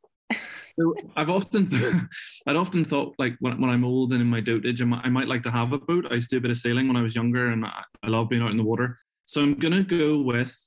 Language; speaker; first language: English; native; English